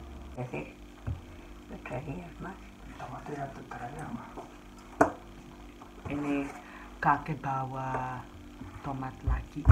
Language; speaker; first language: Indonesian; non-native, fluent; Spanish